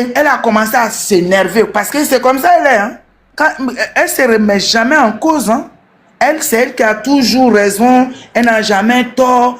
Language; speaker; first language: French; non-native, local second language; Bambara